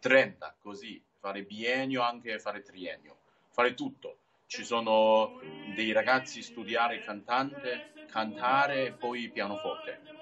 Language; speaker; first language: Italian; non-native, learner; Chinese